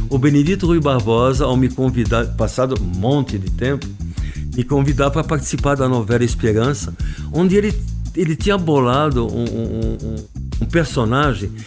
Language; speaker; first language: Portuguese; non-native, fluent; Arabic